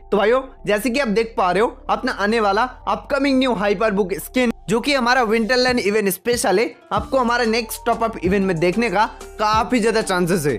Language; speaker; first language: Hindi; non-native, local second language; Bangla